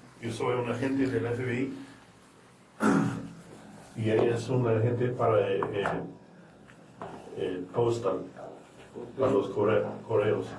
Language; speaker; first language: Spanish; non-native, learner; English